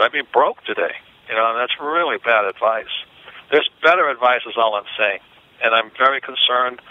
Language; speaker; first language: English; native; English